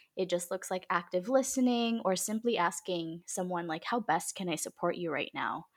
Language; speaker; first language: English; early bilingual, other home language; Filipino